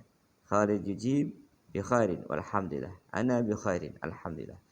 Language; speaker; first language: Arabic; non-native, fluent; Indonesian